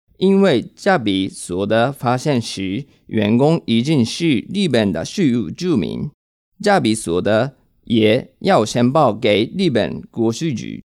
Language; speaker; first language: Chinese; non-native, fluent; Japanese